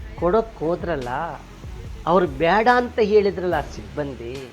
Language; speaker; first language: Kannada; native; Kannada